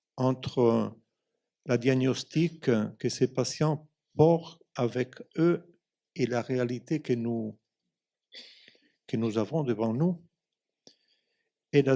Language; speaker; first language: French; non-native, fluent; Italian